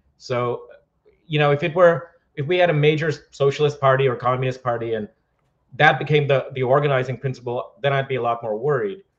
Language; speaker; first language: English; non-native, local second language; Hindi